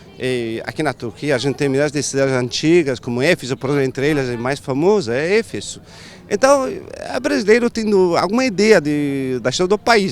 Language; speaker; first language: Portuguese; non-native, fluent; Turkish